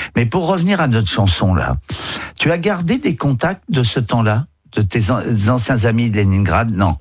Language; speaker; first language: French; native; French